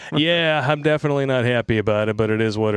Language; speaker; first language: English; native; English